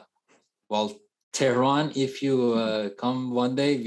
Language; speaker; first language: English; non-native, fluent; Persian